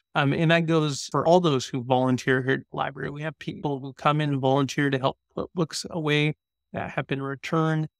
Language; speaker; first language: English; native; English